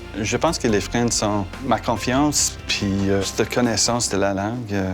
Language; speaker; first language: French; non-native, learner; English